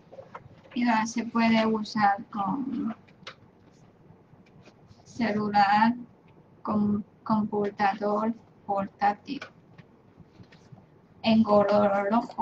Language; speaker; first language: Spanish; non-native, fluent; Chinese